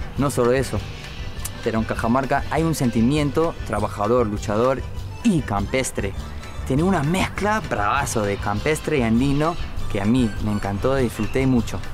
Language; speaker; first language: Spanish; non-native, fluent; English